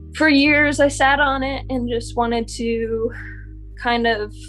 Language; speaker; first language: English; native; English